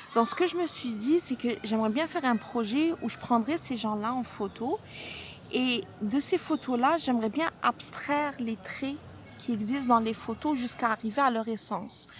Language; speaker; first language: French; non-native, local second language; Arabic